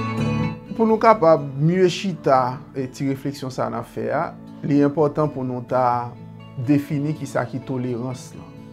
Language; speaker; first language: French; non-native, learner; Haitian Creole